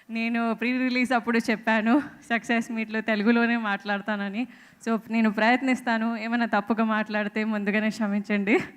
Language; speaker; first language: Telugu; non-native, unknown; Marathi